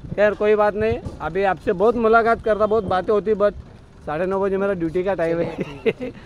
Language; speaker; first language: Hindi; non-native, local second language; Marathi